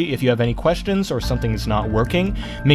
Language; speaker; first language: English; native; English